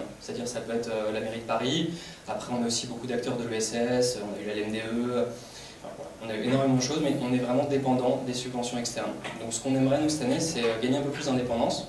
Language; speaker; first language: French; native; French